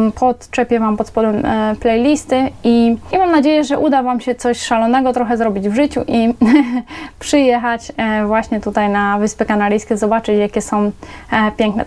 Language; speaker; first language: Polish; native; Polish